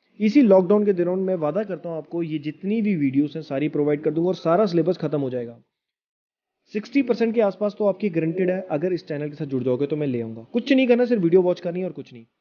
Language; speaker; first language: Hindi; native; Hindi